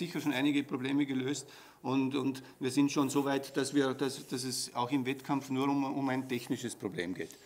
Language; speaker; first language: German; native; German